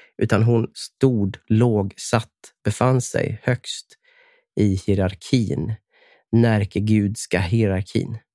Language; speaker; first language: Swedish; native; Swedish